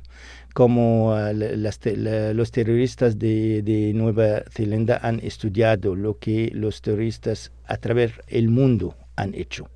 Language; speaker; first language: Spanish; non-native, fluent; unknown